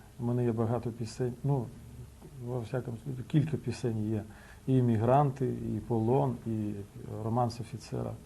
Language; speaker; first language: Ukrainian; early bilingual, heritage; Ukrainian